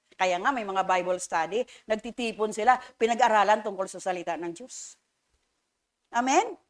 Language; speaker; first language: Filipino; native; Filipino